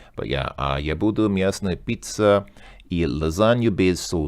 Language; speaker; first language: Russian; non-native, learner; English